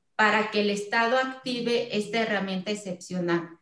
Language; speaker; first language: Spanish; native; Spanish